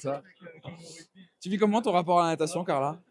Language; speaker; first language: French; native; French